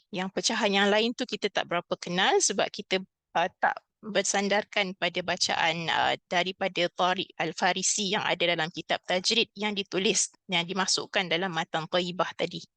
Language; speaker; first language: Malay; native; Malay